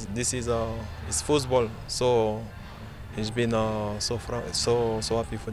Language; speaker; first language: German; non-native, learner; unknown